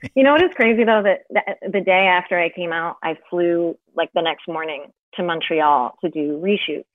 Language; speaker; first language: English; native; English